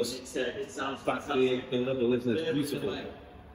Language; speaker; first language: English; native; English